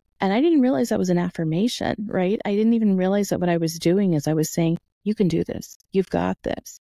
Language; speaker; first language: English; native; English